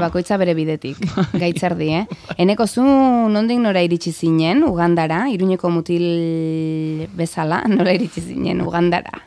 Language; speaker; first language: Basque; native; Basque